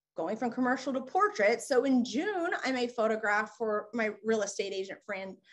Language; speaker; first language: English; native; English